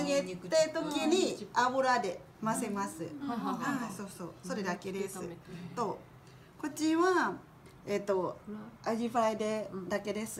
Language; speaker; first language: Japanese; non-native, learner; Thai